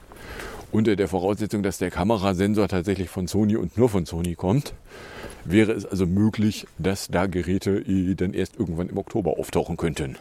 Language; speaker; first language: German; native; German